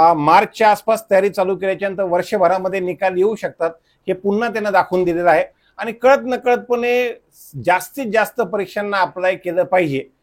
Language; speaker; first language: Marathi; native; Marathi